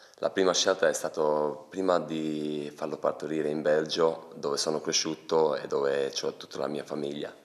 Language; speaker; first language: Italian; non-native, fluent; Albanian